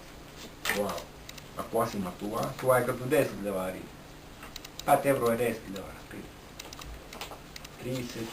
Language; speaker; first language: Bulgarian; non-native, learner; Finnish